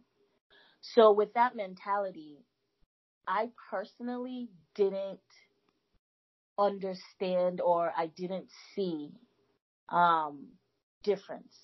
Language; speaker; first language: English; native; English